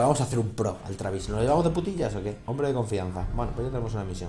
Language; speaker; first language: Spanish; native; Spanish